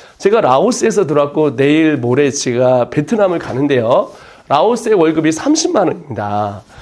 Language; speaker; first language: Korean; native; Korean